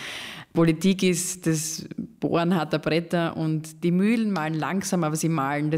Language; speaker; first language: German; native; German